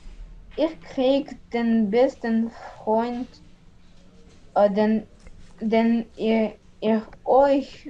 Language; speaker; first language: German; non-native, learner; Russian